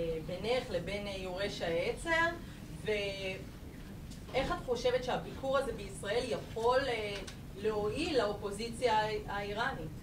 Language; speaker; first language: Hebrew; non-native, learner; Persian